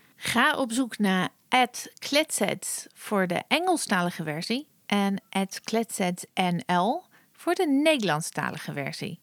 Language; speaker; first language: Dutch; non-native, fluent; English